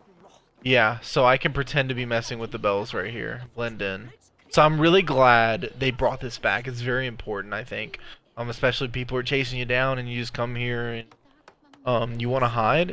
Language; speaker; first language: English; native; English